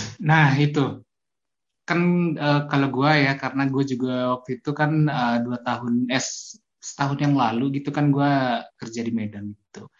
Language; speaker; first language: Indonesian; non-native, local second language; Minangkabau